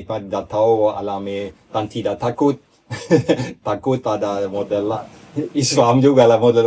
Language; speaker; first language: Indonesian; non-native, fluent; Swedish